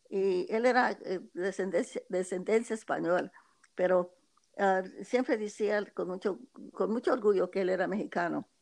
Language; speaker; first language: Spanish; early bilingual, heritage; Spanish